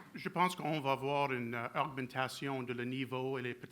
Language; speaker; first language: French; non-native, learner; English